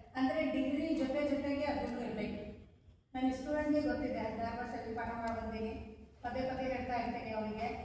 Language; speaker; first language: Kannada; non-native, local second language; Urdu